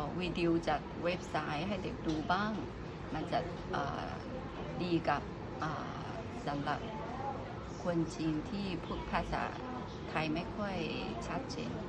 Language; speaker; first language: Thai; non-native, fluent; Chinese